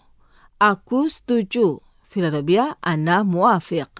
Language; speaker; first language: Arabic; non-native, fluent; Indonesian